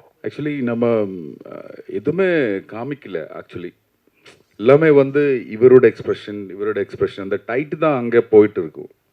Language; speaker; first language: Tamil; non-native, learner; Malayalam